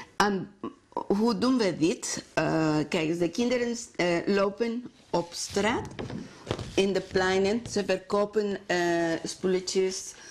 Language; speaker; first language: Dutch; non-native, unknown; Spanish